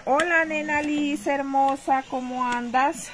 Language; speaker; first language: Spanish; native; Spanish